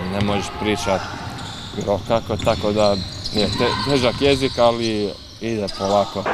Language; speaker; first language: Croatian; early bilingual, heritage; English